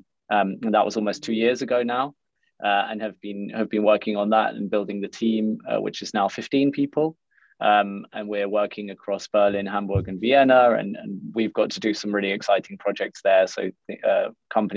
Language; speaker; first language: English; native; English